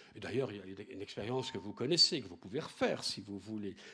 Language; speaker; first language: French; native; French